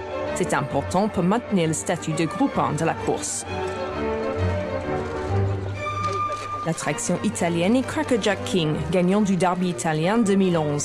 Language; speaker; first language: French; native; French